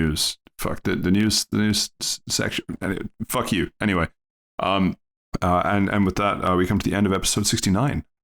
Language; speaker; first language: English; native; English